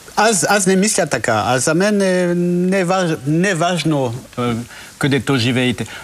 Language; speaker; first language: Bulgarian; non-native, learner; French